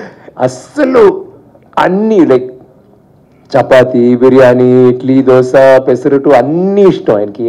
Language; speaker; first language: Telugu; non-native, fluent; Tamil